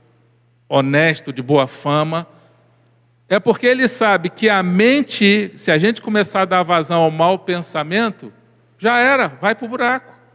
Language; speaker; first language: Portuguese; native; Portuguese